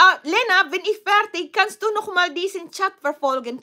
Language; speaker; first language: German; non-native, learner; Filipino